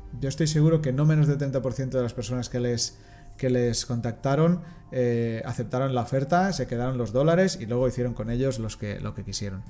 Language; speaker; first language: Spanish; non-native, local second language; Catalan